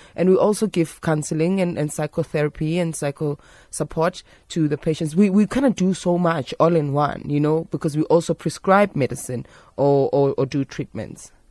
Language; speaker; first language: English; non-native, local second language; Zulu